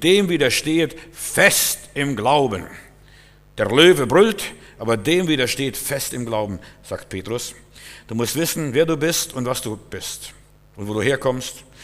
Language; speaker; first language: German; non-native, fluent; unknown